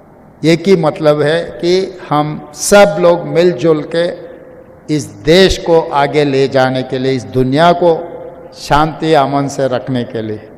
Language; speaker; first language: Hindi; non-native, local second language; Telugu